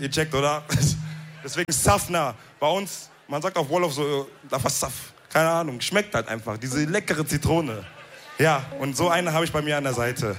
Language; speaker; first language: German; early bilingual, other home language; Wolof